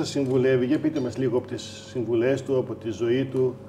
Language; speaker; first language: Greek; native; Greek